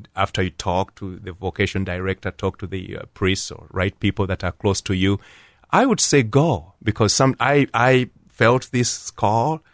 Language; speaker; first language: English; non-native, local second language; Ganda